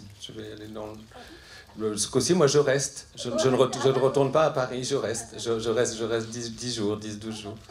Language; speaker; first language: French; native; French